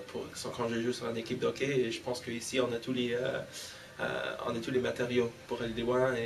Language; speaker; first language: French; early bilingual, heritage; English